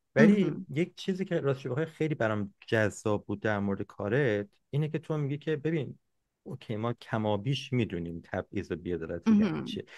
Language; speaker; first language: Persian; native; Persian